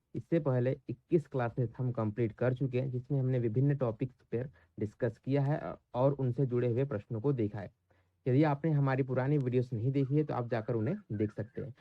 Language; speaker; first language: Hindi; native; Hindi